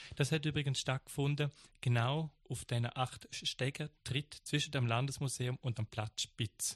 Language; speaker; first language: German; native; German